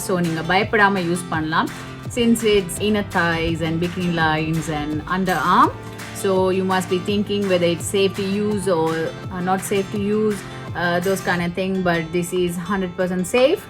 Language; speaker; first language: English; non-native, local second language; Tamil